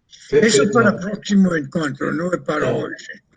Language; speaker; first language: Portuguese; non-native, fluent; English